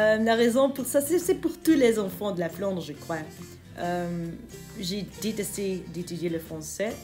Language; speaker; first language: French; non-native, local second language; Dutch